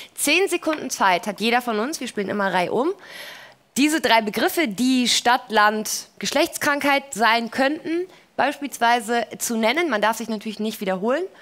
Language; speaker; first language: German; native; German